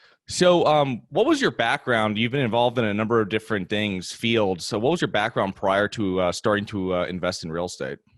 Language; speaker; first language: English; native; English